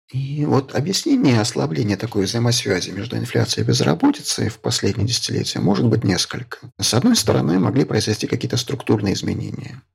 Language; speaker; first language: Russian; native; Russian